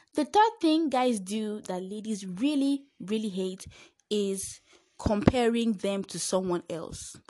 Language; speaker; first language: English; non-native, local second language; Igbo